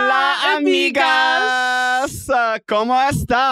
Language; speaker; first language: Spanish; non-native, learner; English